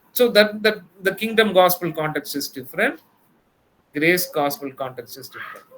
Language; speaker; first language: English; non-native, local second language; Tamil